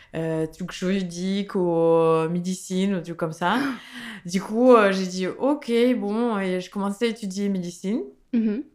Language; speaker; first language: French; non-native, learner; Russian